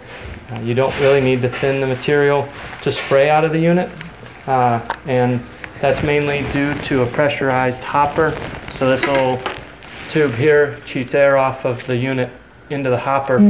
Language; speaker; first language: English; native; English